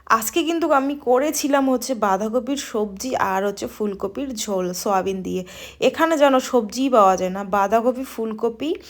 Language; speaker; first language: Bangla; non-native, local second language; Rangpuri